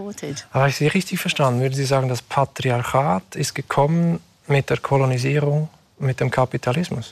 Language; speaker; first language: German; native; German